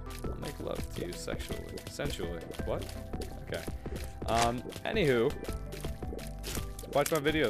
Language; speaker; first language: English; native; English